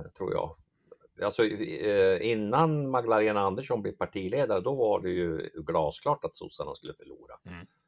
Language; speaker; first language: Swedish; native; Swedish